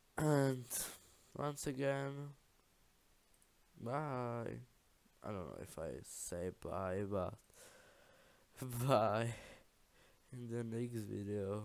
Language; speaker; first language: English; non-native, learner; Czech